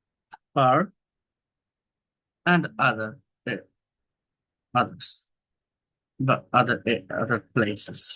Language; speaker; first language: English; non-native, fluent; Bangla